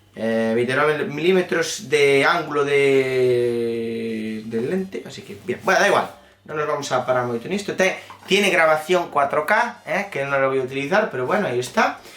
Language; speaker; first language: Spanish; non-native, local second language; Galician